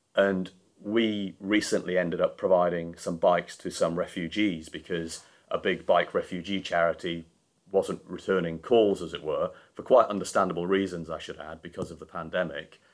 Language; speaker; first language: English; native; English